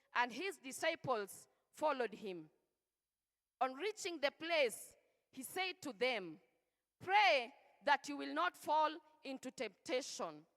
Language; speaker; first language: English; non-native, local second language; Swahili